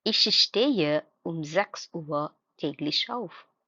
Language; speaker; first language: German; non-native, fluent; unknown